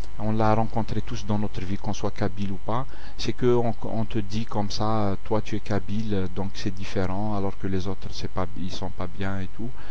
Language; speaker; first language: French; non-native, local second language; Kabyle